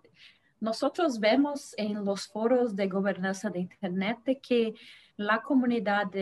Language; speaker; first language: Spanish; non-native, fluent; Portuguese